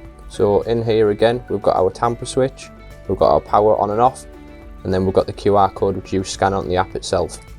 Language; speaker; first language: English; native; English